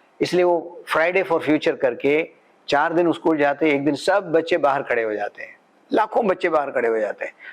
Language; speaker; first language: Hindi; non-native, local second language; Malayalam